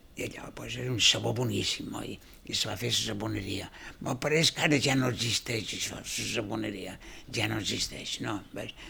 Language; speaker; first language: Catalan; native; Catalan